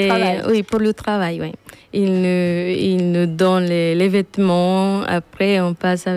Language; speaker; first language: French; non-native, fluent; Spanish